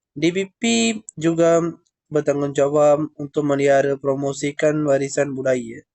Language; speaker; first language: Malay; non-native, local second language; Tamil